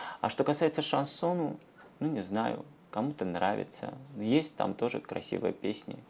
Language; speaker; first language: Russian; non-native, local second language; Georgian